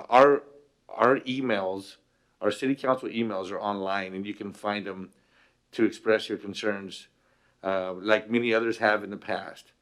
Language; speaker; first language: English; early bilingual, other home language; Spanish